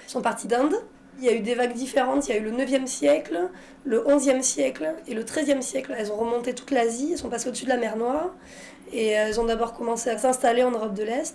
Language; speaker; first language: French; native; French